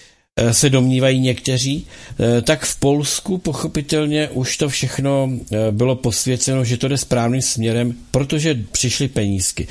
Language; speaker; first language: Czech; native; Czech